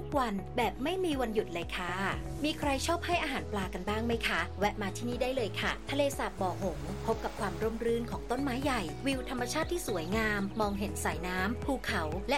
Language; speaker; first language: Thai; native; Thai